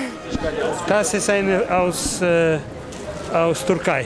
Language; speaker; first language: German; non-native, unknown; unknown